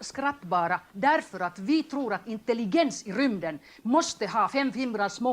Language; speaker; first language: Swedish; non-native, local second language; Finnish